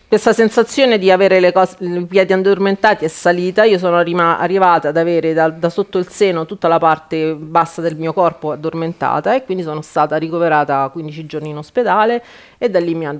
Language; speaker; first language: Italian; native; Italian